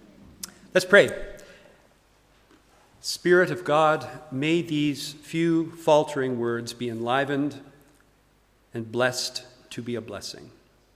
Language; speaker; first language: English; native; English